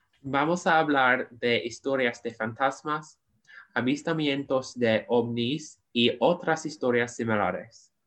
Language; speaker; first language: Spanish; non-native, learner; English